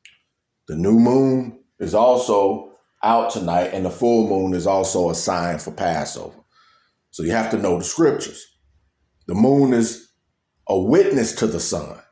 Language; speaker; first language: English; native; English